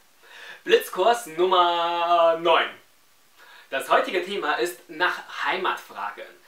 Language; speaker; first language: German; non-native, fluent; Chinese